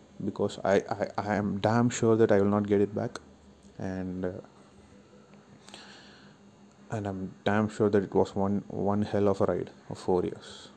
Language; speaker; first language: English; non-native, local second language; Tamil